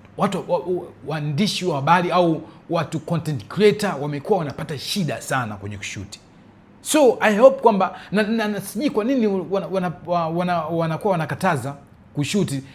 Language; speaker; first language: Swahili; early bilingual, heritage; Swahili